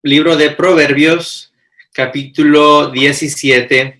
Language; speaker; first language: Spanish; early bilingual, heritage; Spanish